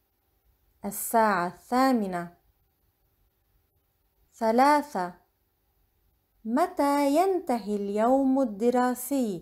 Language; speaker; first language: Arabic; non-native, fluent; English